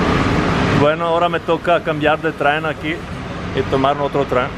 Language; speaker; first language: Spanish; non-native, fluent; Italian